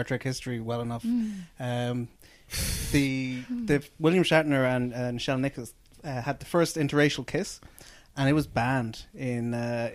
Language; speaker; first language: English; native; English